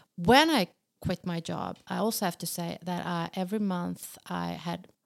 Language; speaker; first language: English; non-native, fluent; Swedish